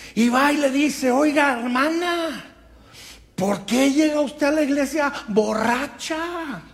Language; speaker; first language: Spanish; native; Spanish